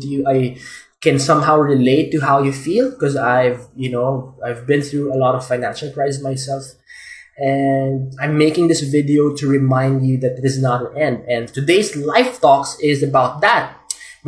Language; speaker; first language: English; non-native, local second language; Filipino